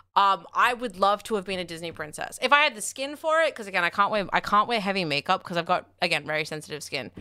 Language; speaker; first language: English; native; English